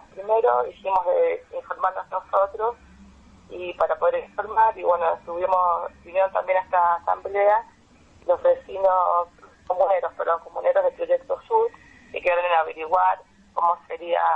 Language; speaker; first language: Spanish; native; Spanish